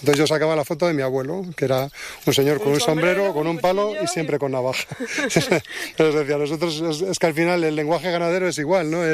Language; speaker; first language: Spanish; native; Spanish